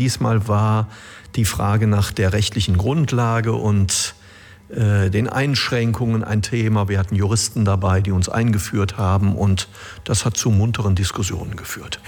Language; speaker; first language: German; native; German